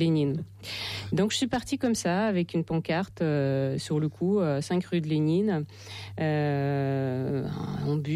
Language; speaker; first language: French; non-native, fluent; Russian